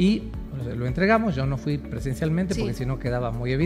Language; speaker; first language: Spanish; native; Spanish